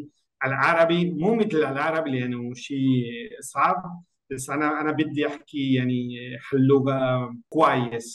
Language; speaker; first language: Arabic; non-native, learner; Spanish